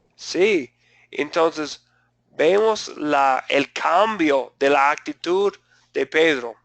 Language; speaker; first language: Spanish; non-native, fluent; English